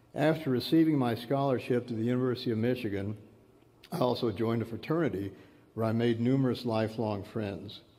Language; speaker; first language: English; early bilingual, other home language; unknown